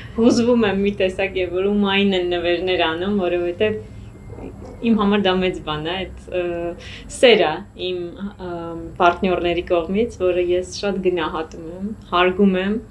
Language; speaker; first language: Armenian; native; Armenian